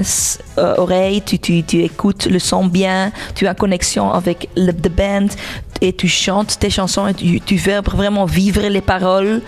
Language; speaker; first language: French; non-native, local second language; Dutch